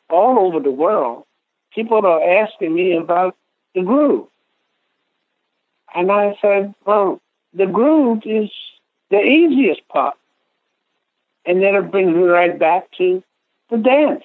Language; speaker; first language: English; native; English